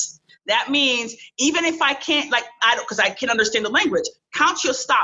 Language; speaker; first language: English; early bilingual, other home language; Haitian Creole